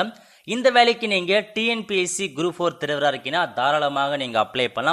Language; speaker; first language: Tamil; native; Tamil